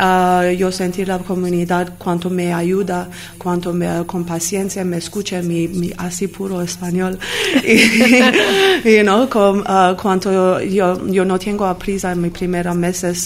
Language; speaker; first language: Spanish; non-native, learner; Armenian